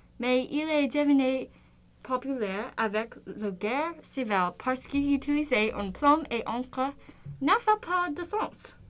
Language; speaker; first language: French; non-native, learner; English